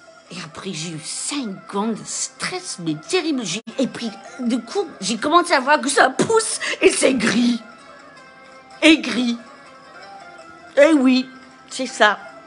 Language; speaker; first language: French; non-native, fluent; English